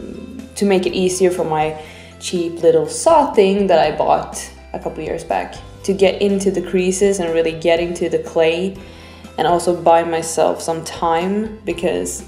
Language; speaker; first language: English; non-native, fluent; Swedish